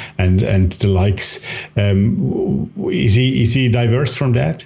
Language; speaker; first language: English; non-native, fluent; German